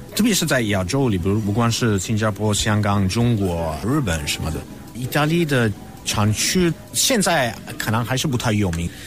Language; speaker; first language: Chinese; non-native, fluent; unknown